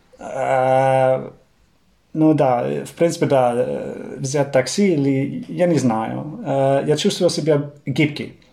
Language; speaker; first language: Russian; non-native, fluent; Dutch